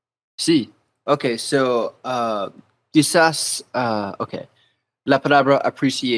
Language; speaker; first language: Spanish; non-native, learner; English